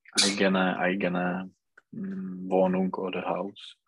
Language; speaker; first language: German; non-native, learner; Czech